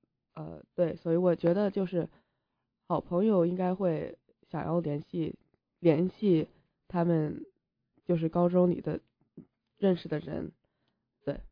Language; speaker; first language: Chinese; early bilingual, heritage; Chinese